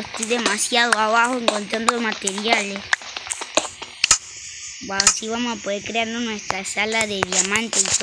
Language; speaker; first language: Spanish; native; Spanish